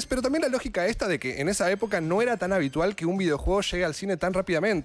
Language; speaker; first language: Spanish; native; Spanish